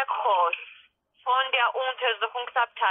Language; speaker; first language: German; non-native, learner; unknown